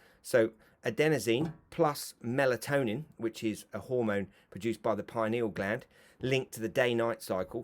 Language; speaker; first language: English; native; English